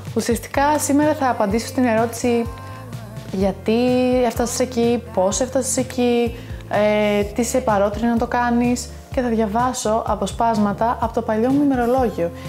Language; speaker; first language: Greek; early bilingual, heritage; Greek